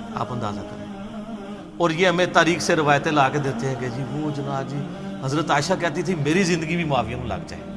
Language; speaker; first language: Urdu; non-native, local second language; Punjabi